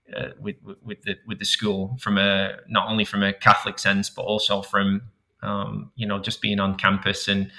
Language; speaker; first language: English; native; English